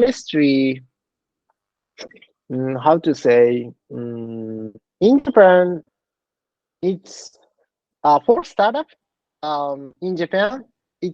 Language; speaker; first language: English; non-native, learner; Japanese